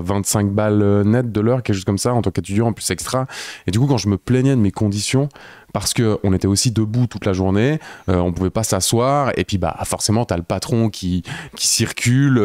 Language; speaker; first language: French; native; French